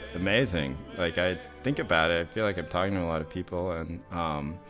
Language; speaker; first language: English; native; English